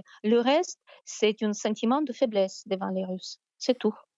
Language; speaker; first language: French; non-native, fluent; Ukrainian